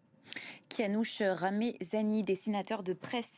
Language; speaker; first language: French; native; French